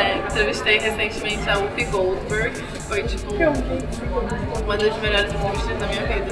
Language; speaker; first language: Portuguese; native; Portuguese